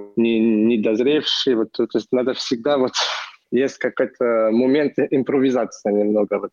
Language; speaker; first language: Russian; non-native, fluent; French